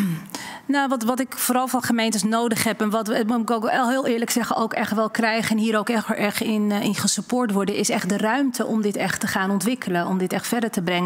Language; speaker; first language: Dutch; native; Dutch